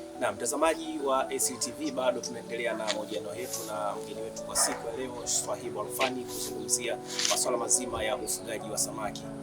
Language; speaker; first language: Swahili; native; Swahili